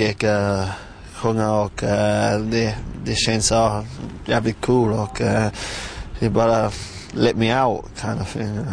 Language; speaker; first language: Swedish; non-native, fluent; English